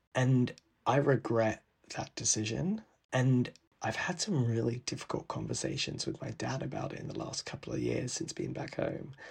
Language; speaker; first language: English; native; English